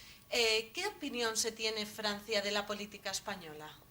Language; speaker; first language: Spanish; native; Spanish